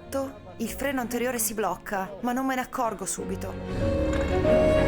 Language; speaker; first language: Italian; native; Italian